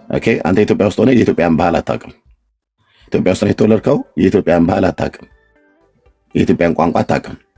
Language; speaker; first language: Amharic; native; Amharic